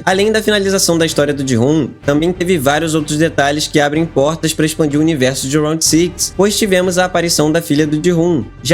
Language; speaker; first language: Portuguese; native; Portuguese